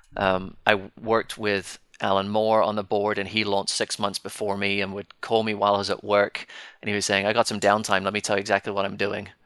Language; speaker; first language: English; native; English